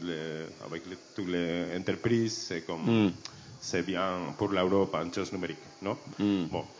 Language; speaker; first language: French; non-native, learner; Spanish